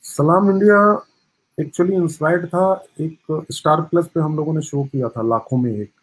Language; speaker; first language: Hindi; native; Hindi